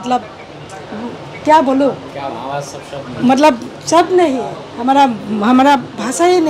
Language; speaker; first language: Hindi; non-native, local second language; Assamese